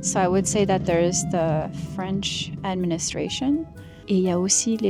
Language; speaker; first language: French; non-native, fluent; English